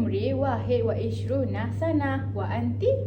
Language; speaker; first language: Arabic; non-native, learner; Malay